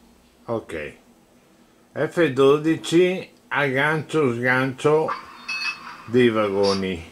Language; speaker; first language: Italian; native; Italian